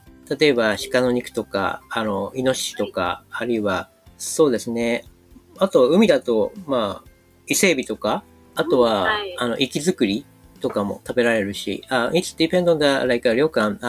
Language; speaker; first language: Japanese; native; Japanese